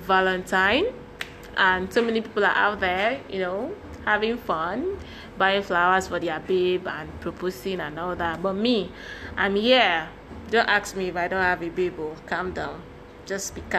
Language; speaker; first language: English; non-native, local second language; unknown